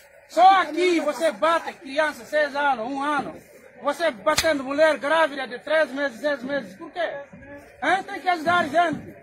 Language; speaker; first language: Portuguese; non-native, learner; Haitian Creole